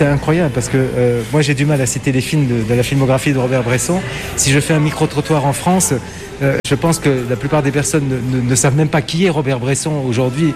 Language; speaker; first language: French; native; French